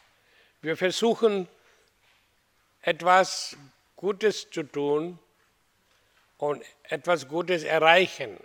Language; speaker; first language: German; non-native, learner; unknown